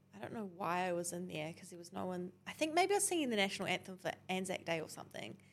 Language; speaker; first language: English; native; English